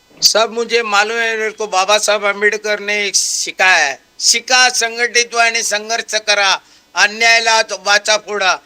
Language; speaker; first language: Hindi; non-native, local second language; Marathi